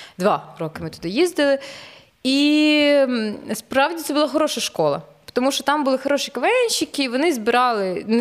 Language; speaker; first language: Ukrainian; non-native, local second language; Russian